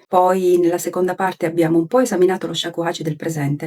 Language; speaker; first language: Italian; native; Italian